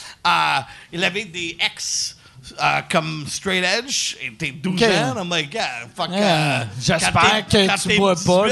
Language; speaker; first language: French; non-native, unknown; English